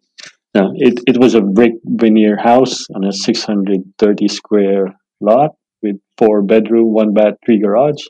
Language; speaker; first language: English; non-native, local second language; Filipino